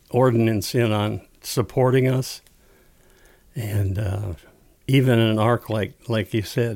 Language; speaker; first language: English; native; English